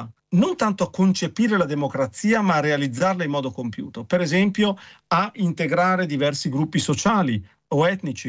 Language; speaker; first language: Italian; native; Italian